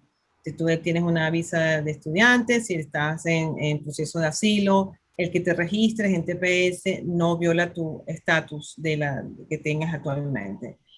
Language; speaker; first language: Spanish; native; Spanish